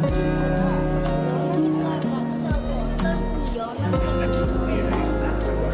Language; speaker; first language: Korean; early bilingual, heritage; Korean